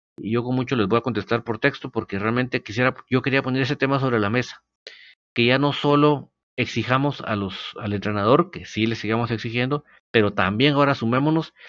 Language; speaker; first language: Spanish; native; Spanish